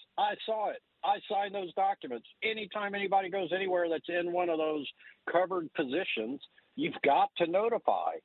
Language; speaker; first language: English; native; English